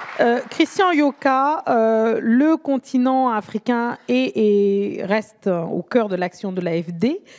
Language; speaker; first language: French; native; French